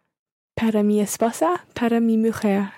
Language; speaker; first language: Spanish; non-native, learner; English